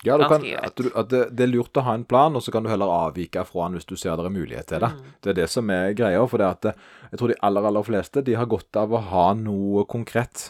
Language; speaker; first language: Norwegian; native; Norwegian